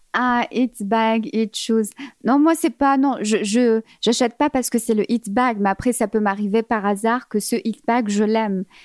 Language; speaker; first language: French; early bilingual, other home language; Arabic